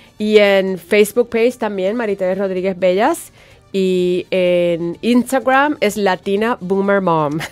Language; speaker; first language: Spanish; early bilingual, heritage; Spanish